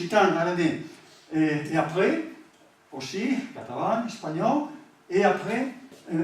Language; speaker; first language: French; non-native, learner; Catalan